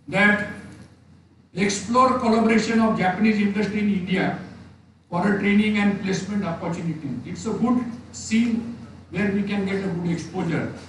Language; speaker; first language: English; non-native, local second language; Marathi